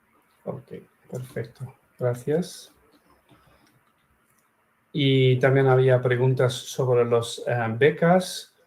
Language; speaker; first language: Spanish; non-native, fluent; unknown